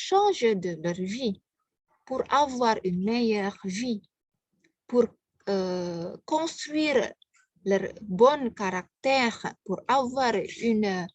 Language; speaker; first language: French; non-native, fluent; Indonesian